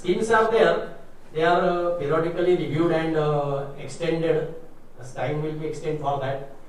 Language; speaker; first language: English; non-native, local second language; Marathi